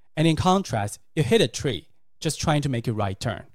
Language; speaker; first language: English; non-native, fluent; Chinese